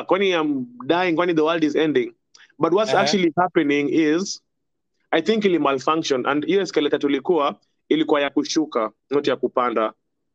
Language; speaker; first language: English; non-native, local second language; Swahili